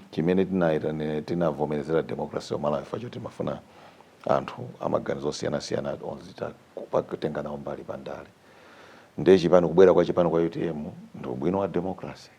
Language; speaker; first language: Nyanja; native; Nyanja